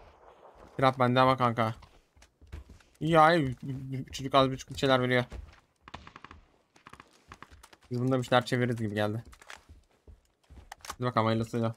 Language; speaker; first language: Turkish; native; Turkish